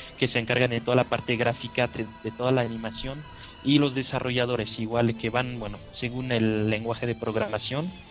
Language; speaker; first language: Spanish; non-native, fluent; French